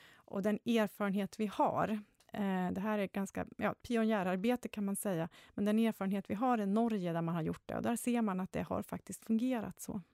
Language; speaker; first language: Swedish; native; Swedish